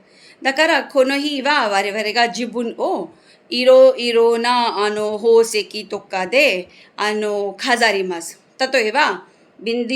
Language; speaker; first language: Japanese; non-native, fluent; Hindi